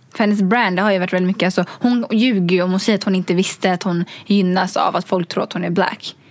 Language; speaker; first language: Swedish; early bilingual, other home language; Tigrinya